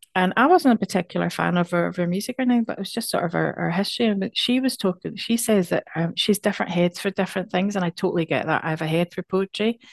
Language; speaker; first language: English; native; English